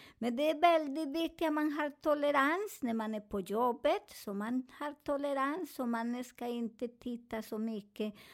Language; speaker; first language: Swedish; non-native, learner; Spanish